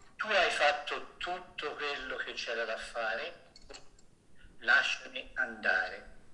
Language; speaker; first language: Italian; native; Italian